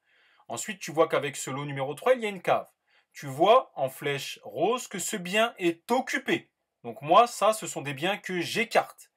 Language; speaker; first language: French; native; French